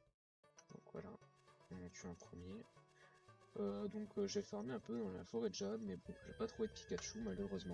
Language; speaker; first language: French; native; French